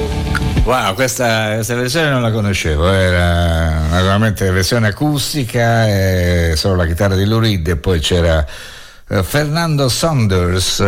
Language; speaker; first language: Italian; native; Italian